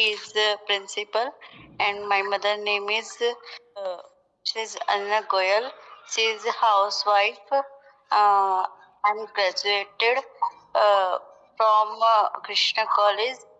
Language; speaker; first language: English; non-native, learner; Punjabi